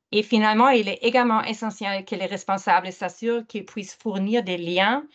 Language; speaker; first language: French; non-native, fluent; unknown